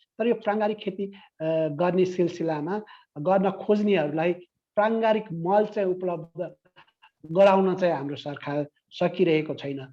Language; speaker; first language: Nepali; non-native, local second language; Newari